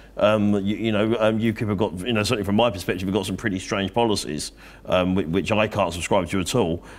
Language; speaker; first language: English; native; English